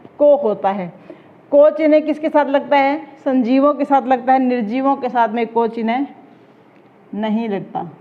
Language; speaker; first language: Hindi; native; Hindi